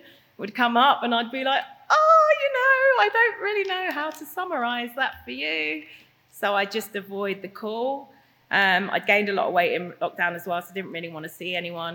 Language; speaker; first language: English; native; English